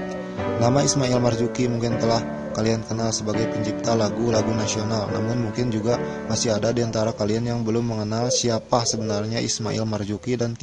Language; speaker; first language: Indonesian; native; Indonesian